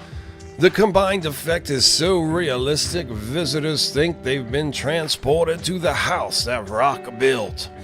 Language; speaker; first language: English; native; English